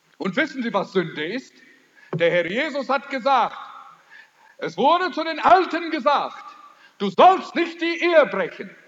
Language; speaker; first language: German; early bilingual, heritage; German